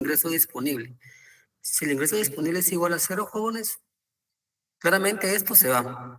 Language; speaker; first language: Spanish; native; Spanish